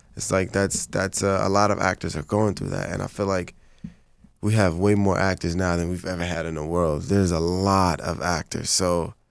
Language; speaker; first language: English; non-native, fluent; Haitian Creole